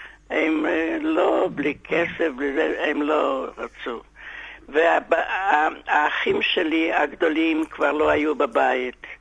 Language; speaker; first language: Hebrew; non-native, fluent; Yiddish